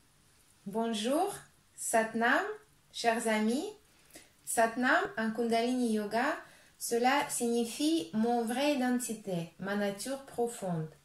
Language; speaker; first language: French; non-native, fluent; Russian